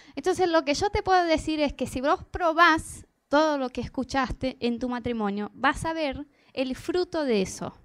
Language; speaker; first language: Spanish; non-native, fluent; Portuguese